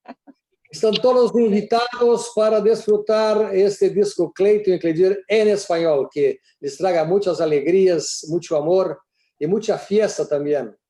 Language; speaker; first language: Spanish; non-native, fluent; Portuguese